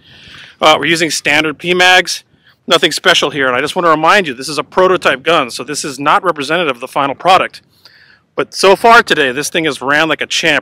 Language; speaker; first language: English; native; English